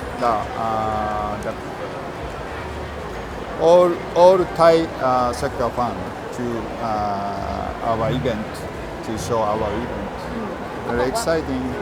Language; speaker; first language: English; non-native, learner; Thai